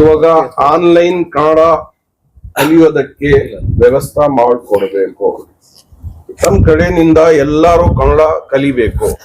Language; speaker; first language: Kannada; non-native, local second language; Urdu